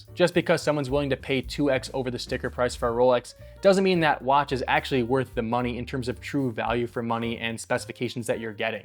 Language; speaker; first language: English; native; English